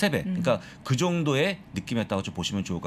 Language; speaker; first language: Korean; native; Korean